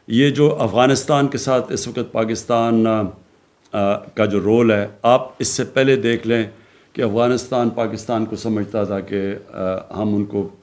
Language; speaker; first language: Urdu; native; Urdu